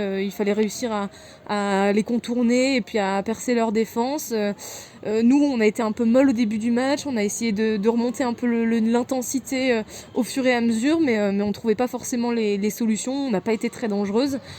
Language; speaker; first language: French; native; French